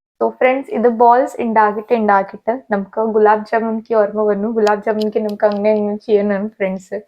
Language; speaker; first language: Malayalam; non-native, learner; Hindi